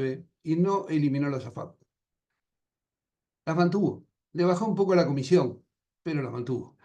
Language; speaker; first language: Spanish; native; Spanish